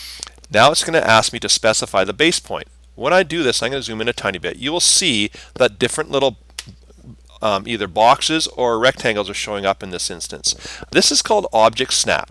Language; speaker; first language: English; native; English